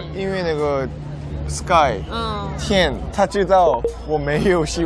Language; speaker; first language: Chinese; non-native, learner; Korean